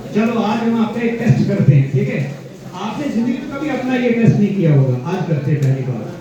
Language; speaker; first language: Hindi; non-native, local second language; Gujarati